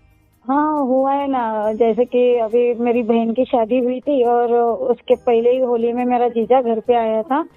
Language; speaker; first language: Hindi; non-native, local second language; Marathi